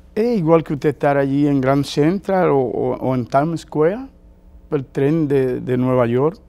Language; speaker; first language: Spanish; native; Spanish